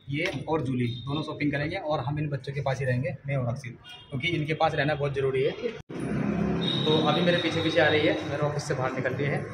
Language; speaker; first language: Hindi; native; Hindi